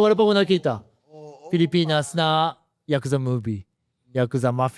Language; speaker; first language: Filipino; non-native, fluent; Japanese